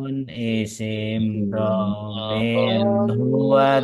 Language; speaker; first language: Arabic; non-native, learner; Indonesian